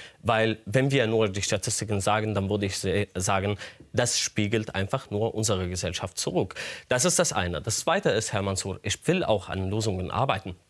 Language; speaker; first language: German; non-native, fluent; Arabic